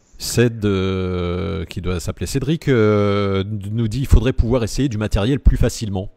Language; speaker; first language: French; native; French